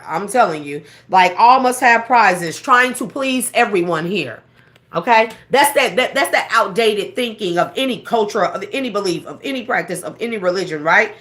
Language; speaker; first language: English; native; English